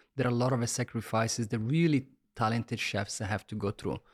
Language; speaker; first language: English; non-native, fluent; Italian